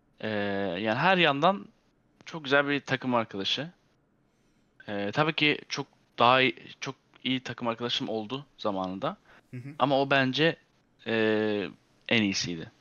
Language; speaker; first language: Turkish; early bilingual, heritage; Turkish